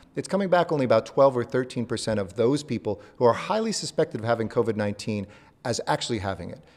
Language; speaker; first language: English; native; English